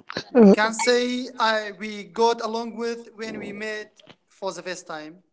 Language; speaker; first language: English; non-native, fluent; Kurdish